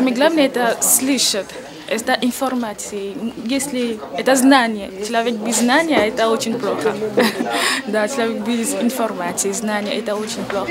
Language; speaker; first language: Russian; non-native, learner; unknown